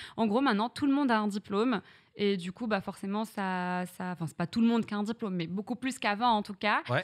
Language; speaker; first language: French; native; French